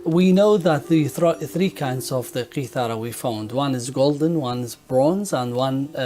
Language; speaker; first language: English; non-native, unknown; Arabic